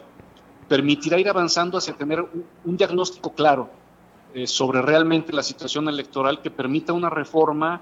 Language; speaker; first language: Spanish; native; Spanish